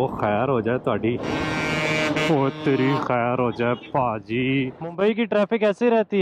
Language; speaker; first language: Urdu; native; Urdu